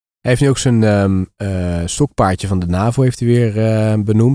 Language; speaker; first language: Dutch; native; Dutch